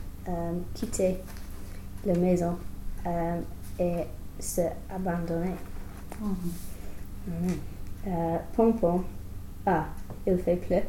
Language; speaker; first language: French; non-native, learner; English